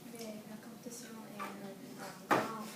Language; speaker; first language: French; non-native, learner; English